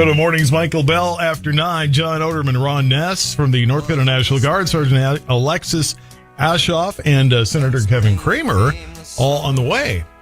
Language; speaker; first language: English; native; English